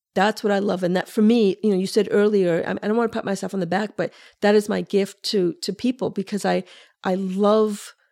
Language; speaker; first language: English; early bilingual, other home language; Spanish